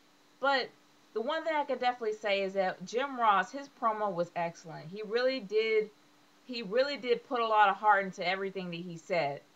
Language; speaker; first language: English; native; English